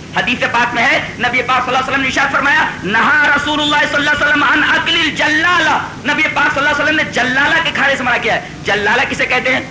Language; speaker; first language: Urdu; native; Urdu